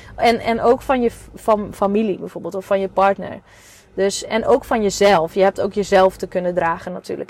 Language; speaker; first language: Dutch; native; Dutch